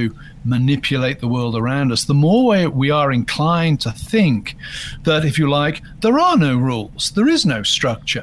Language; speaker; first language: English; native; English